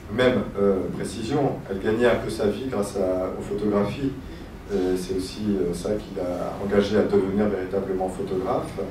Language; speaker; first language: French; native; French